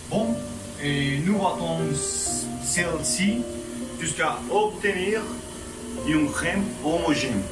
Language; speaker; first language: French; non-native, learner; Spanish